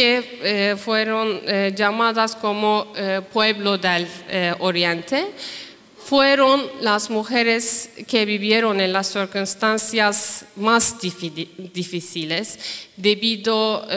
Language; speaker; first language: Spanish; non-native, fluent; Turkish